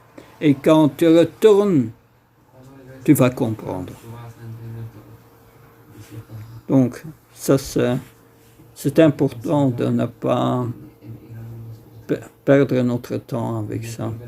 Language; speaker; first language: French; non-native, fluent; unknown